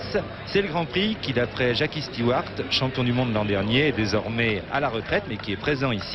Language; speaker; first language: French; native; French